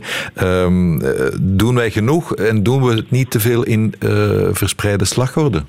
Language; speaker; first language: Dutch; native; Dutch